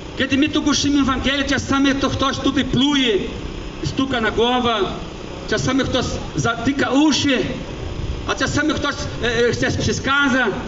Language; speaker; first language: Polish; early bilingual, heritage; Polish